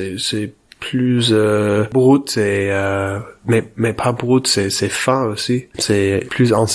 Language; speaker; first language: French; non-native, learner; English